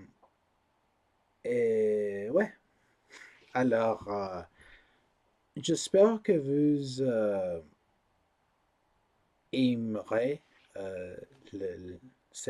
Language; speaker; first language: French; non-native, learner; English